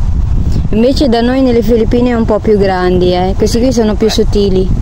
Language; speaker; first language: Italian; non-native, learner; Filipino